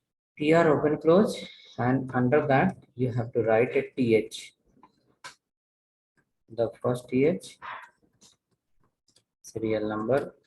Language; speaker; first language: English; non-native, local second language; Telugu